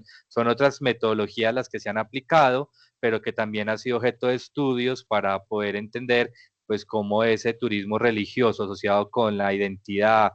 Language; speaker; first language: Spanish; native; Spanish